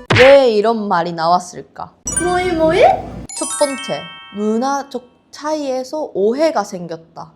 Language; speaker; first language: Korean; non-native, fluent; Japanese